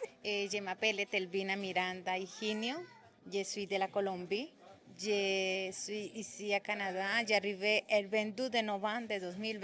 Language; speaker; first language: French; non-native, learner; Spanish